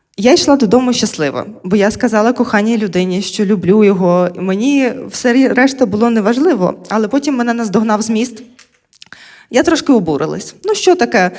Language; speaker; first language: Ukrainian; non-native, local second language; Russian